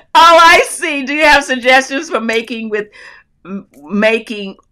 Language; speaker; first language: English; native; English